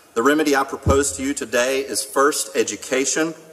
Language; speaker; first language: English; native; English